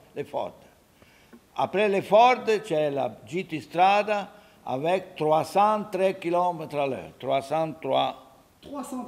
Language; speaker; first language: French; non-native, learner; Italian